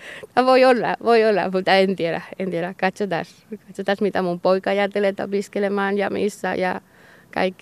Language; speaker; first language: Finnish; non-native, learner; Basque